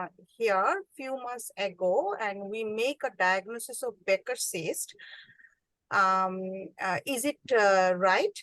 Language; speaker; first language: English; non-native, learner; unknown